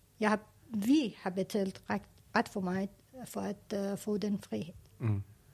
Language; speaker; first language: Danish; non-native, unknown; Persian